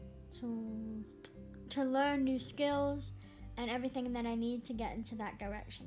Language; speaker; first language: English; early bilingual, heritage; English